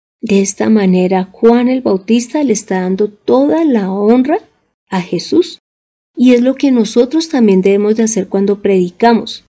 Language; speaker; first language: Spanish; native; Spanish